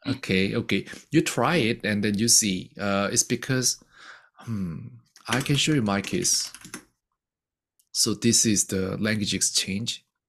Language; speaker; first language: English; non-native, fluent; Korean